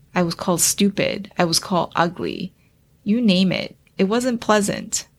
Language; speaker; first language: English; early bilingual, other home language; Chinese